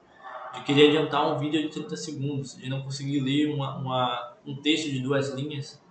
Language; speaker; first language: Portuguese; native; Portuguese